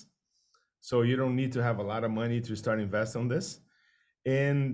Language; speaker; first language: English; non-native, fluent; Portuguese